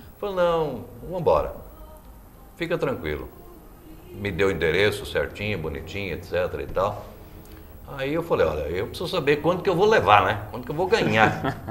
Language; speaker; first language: Portuguese; native; Portuguese